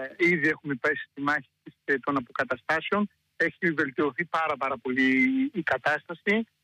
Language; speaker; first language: Greek; native; Greek